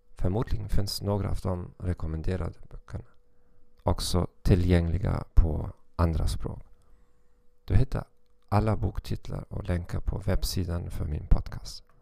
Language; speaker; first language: Swedish; non-native, fluent; German